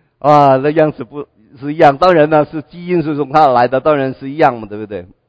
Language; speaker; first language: Chinese; non-native, local second language; Cantonese